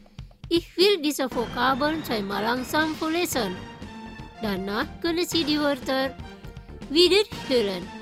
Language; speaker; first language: German; non-native, fluent; Indonesian